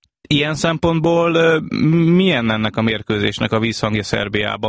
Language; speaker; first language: Hungarian; native; Hungarian